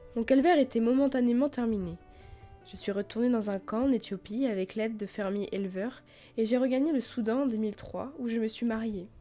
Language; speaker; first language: French; native; French